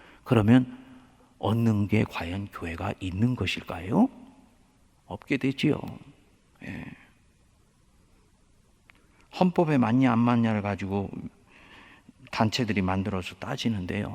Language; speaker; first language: Korean; native; Korean